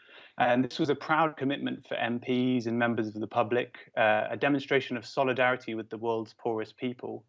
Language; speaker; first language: English; native; English